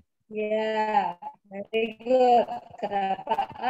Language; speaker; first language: English; non-native, fluent; Indonesian